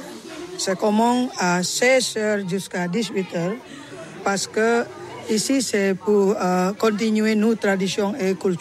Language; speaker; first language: French; non-native, learner; Indonesian